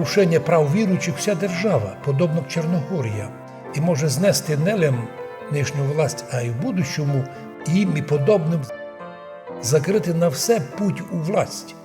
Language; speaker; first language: Ukrainian; non-native, local second language; Rusyn